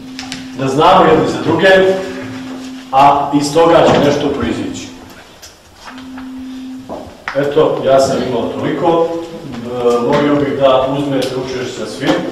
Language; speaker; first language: Bosnian; native; Bosnian